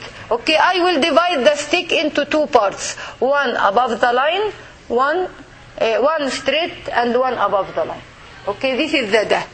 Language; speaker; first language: English; non-native, fluent; Arabic